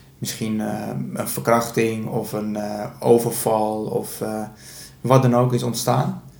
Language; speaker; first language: Dutch; early bilingual, other home language; Persian